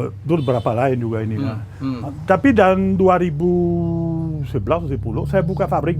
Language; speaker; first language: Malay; non-native, fluent; French